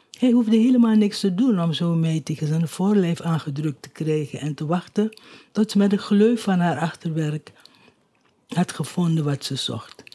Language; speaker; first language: Dutch; native; Dutch